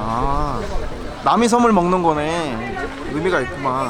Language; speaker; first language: Korean; native; Korean